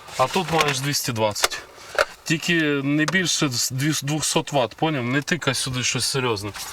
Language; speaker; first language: Ukrainian; non-native, local second language; Russian